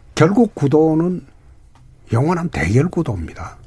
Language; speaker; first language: Korean; native; Korean